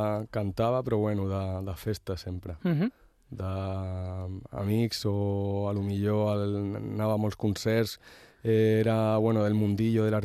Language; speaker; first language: Catalan; native; Catalan